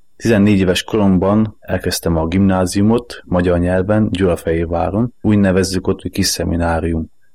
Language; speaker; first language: Hungarian; native; Hungarian